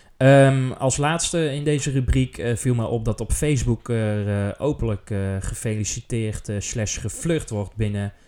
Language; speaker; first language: Dutch; native; Dutch